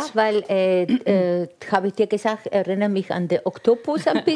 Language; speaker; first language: German; non-native, fluent; Italian